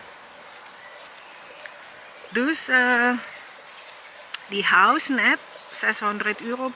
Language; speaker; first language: Dutch; non-native, learner; Indonesian